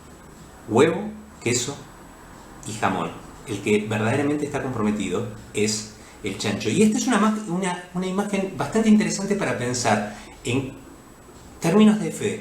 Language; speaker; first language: Spanish; native; Spanish